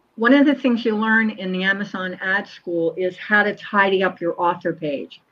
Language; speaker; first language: English; native; English